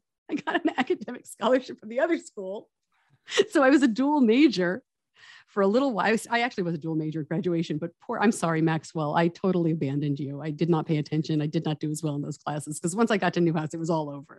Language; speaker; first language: English; native; English